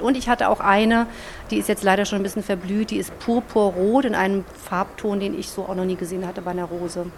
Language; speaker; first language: German; native; German